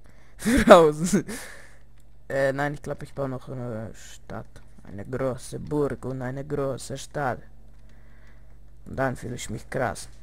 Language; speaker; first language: German; early bilingual, other home language; Russian